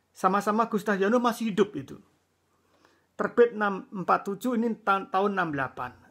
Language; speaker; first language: Indonesian; native; Indonesian